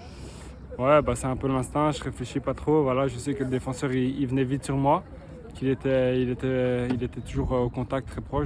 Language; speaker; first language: French; native; French